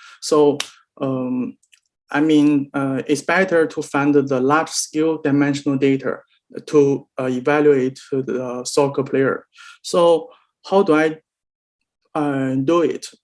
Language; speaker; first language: English; non-native, learner; Chinese